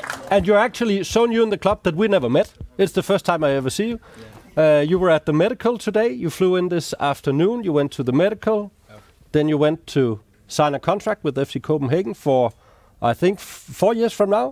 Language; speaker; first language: English; non-native, fluent; Danish